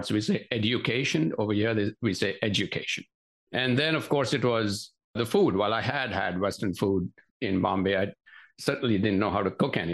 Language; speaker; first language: English; non-native, local second language; Gujarati